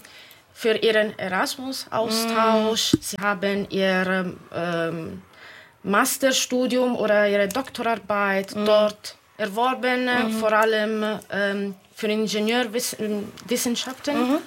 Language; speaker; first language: German; non-native, fluent; Italian